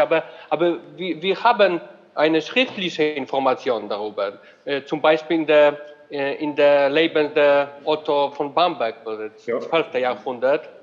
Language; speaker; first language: German; non-native, learner; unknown